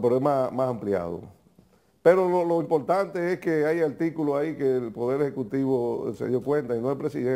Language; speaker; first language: Spanish; native; Spanish